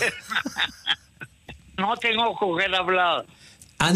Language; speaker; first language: Spanish; early bilingual, heritage; Ladino